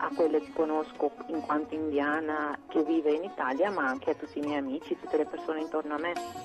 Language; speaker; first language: Italian; non-native, fluent; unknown